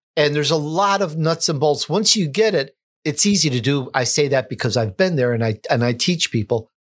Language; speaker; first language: English; native; English